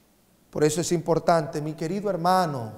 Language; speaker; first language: Spanish; native; Spanish